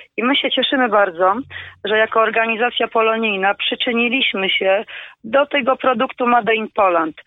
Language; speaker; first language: Polish; native; Polish